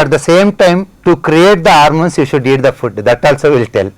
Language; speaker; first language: English; non-native, local second language; Telugu